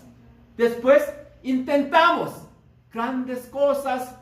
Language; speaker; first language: Spanish; non-native, learner; Korean